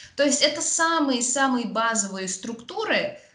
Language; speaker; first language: Russian; native; Russian